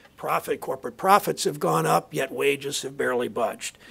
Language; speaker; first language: English; native; English